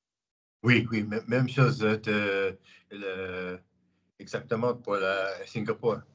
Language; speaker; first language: French; non-native, learner; English